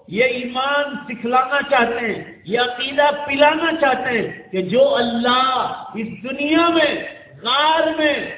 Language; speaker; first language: Urdu; non-native, local second language; Gujarati